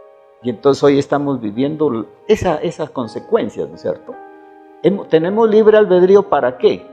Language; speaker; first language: Spanish; native; Spanish